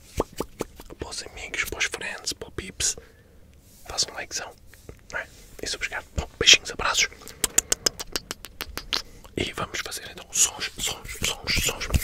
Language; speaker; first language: Portuguese; native; Portuguese